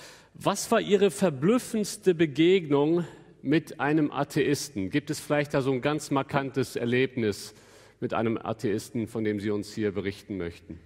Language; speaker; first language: German; native; German